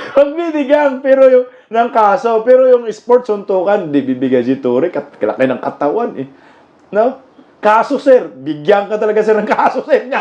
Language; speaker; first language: Filipino; non-native, local second language; Cebuano